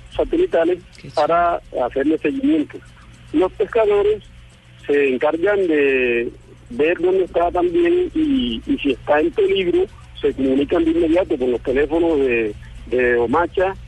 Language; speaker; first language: Spanish; native; Spanish